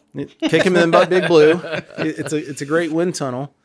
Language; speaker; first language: English; native; English